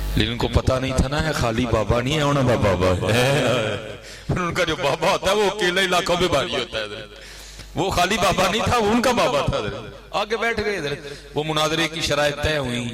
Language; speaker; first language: Urdu; non-native, local second language; Punjabi